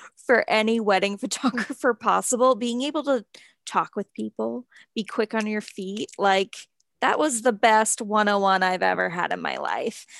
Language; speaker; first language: English; native; English